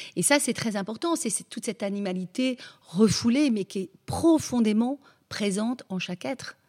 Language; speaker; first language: French; native; French